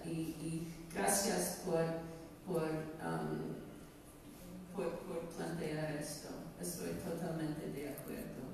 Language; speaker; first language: Spanish; non-native, fluent; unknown